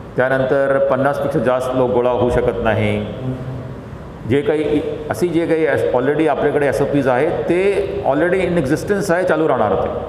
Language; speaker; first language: Marathi; non-native, local second language; Punjabi